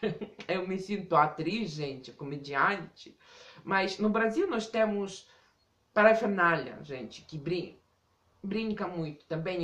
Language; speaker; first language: Portuguese; non-native, fluent; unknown